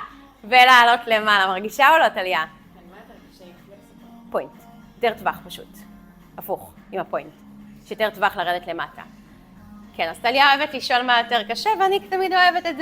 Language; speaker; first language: Hebrew; native; Hebrew